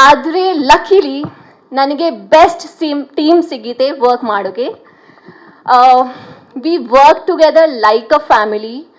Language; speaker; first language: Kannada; non-native, learner; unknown